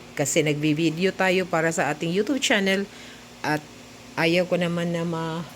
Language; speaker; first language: Filipino; non-native, local second language; Cebuano